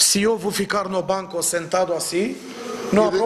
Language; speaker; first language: Portuguese; non-native, learner; Spanish